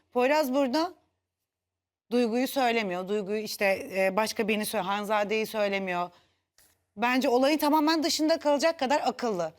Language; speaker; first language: Turkish; native; Turkish